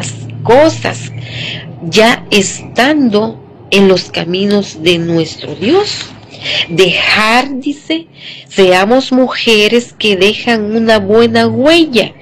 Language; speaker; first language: Spanish; native; Spanish